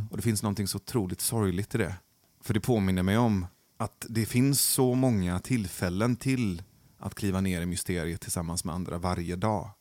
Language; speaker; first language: Swedish; early bilingual, other home language; Persian